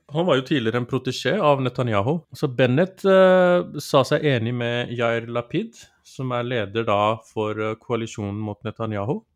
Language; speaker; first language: Norwegian; early bilingual, other home language; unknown